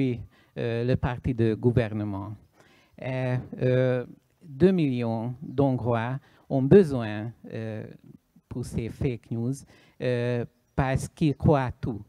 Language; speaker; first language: French; non-native, learner; Hungarian